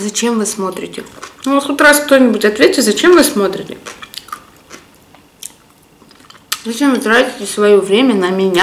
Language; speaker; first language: Russian; native; Russian